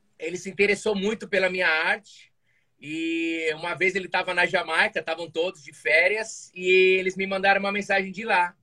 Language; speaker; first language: Portuguese; native; Portuguese